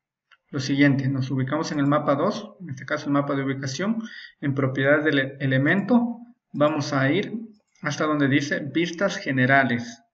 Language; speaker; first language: Spanish; native; Spanish